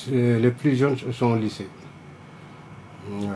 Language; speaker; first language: French; non-native, local second language; Fula